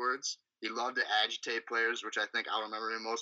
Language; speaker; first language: English; native; English